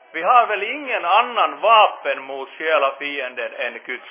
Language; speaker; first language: Swedish; non-native, fluent; Finnish